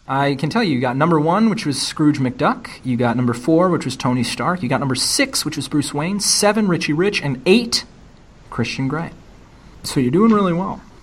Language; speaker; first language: English; native; English